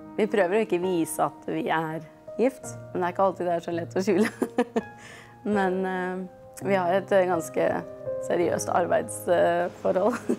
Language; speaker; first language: Norwegian; native; Norwegian